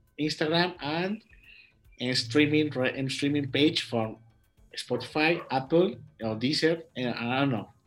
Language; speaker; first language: English; non-native, learner; Spanish